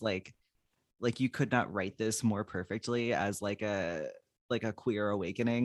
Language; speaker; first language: English; native; English